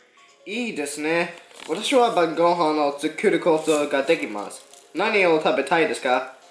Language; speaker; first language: Japanese; non-native, learner; English